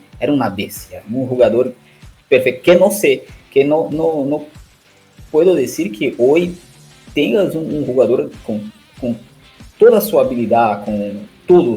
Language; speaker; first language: Spanish; non-native, learner; Portuguese